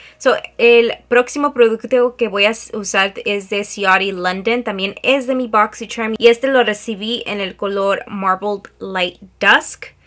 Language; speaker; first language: Spanish; early bilingual, heritage; Spanish